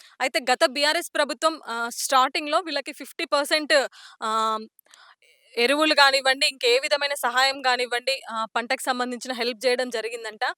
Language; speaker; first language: Telugu; native; Telugu